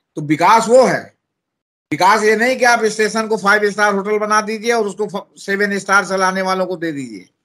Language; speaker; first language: Hindi; native; Hindi